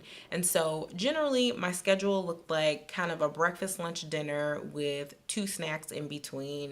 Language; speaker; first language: English; native; English